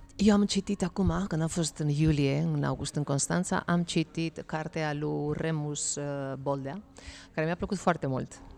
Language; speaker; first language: Romanian; non-native, fluent; Spanish